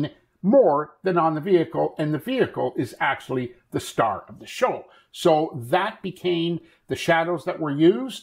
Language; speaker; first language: English; native; English